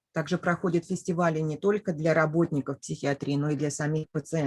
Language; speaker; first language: Russian; native; Russian